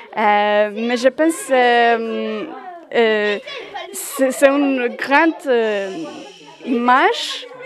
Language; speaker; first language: French; non-native, learner; Polish